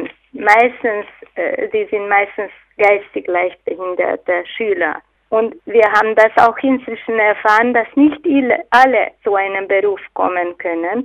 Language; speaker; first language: German; non-native, fluent; Hungarian